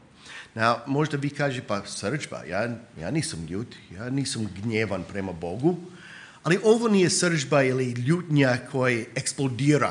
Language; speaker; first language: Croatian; non-native, fluent; English